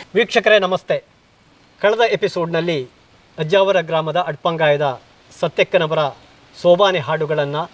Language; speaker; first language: Kannada; native; Kannada